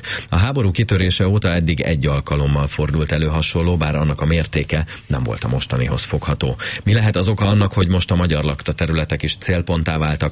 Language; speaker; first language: Hungarian; native; Hungarian